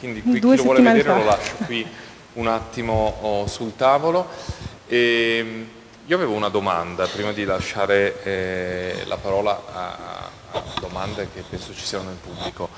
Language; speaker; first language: Italian; native; Italian